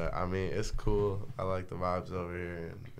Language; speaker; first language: English; native; English